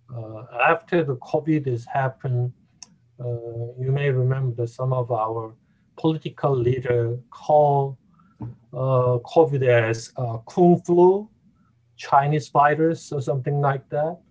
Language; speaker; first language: English; non-native, fluent; Korean